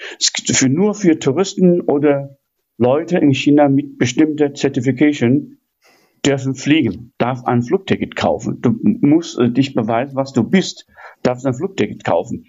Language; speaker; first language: German; non-native, fluent; Chinese